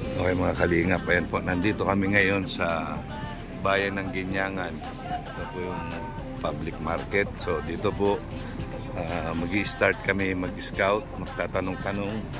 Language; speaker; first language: Filipino; native; Filipino